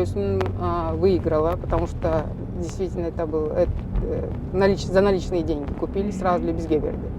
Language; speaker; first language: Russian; non-native, local second language; Kyrgyz